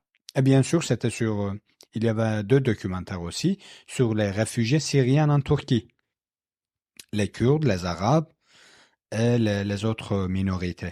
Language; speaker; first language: French; non-native, learner; Kurdish